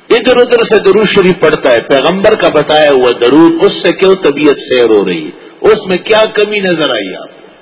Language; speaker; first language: Urdu; non-native, local second language; Pashto